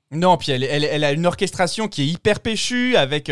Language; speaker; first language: French; native; French